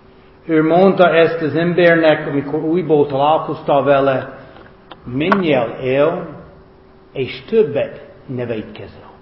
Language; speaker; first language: Hungarian; non-native, fluent; English